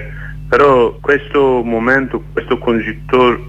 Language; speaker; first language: Italian; non-native, learner; Kurdish